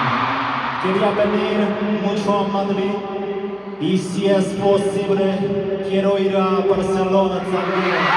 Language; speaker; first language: Spanish; non-native, learner; Korean